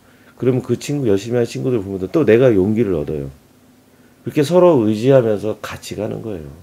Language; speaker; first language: Korean; native; Korean